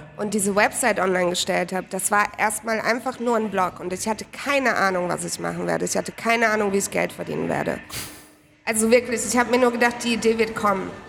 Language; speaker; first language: German; native; German